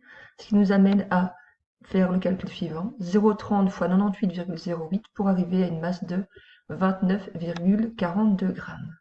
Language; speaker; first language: French; native; French